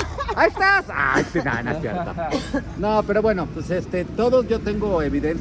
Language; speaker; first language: Spanish; native; Spanish